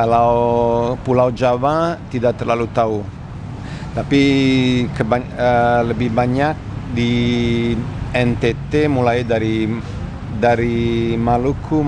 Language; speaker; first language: Indonesian; non-native, learner; Italian